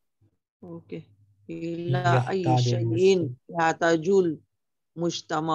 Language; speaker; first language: Arabic; non-native, learner; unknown